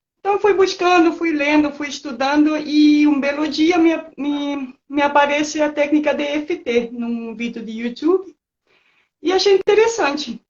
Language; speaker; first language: Portuguese; non-native, fluent; Spanish